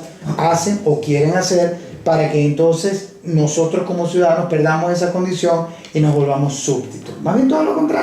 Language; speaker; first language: Spanish; native; Spanish